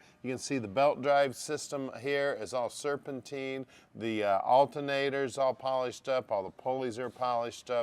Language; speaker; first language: English; native; English